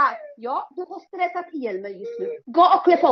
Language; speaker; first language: Swedish; non-native, learner; Polish